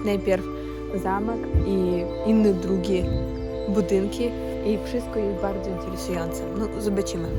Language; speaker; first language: Polish; non-native, learner; Russian